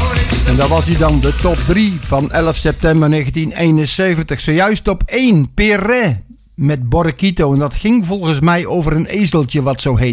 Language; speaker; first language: Dutch; native; Dutch